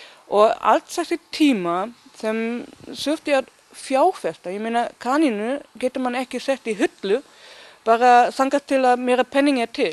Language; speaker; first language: Icelandic; non-native, learner; Danish